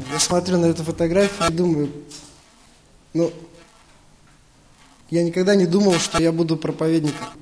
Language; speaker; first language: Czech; non-native, learner; Russian